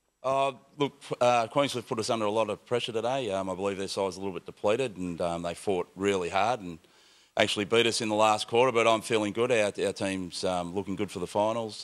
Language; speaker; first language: English; native; English